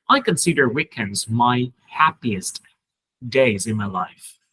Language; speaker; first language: English; non-native, fluent; Vietnamese